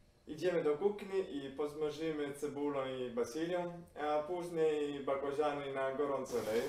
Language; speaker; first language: Polish; non-native, learner; Italian